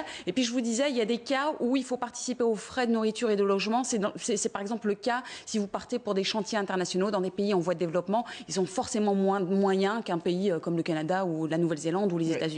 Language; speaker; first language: French; native; French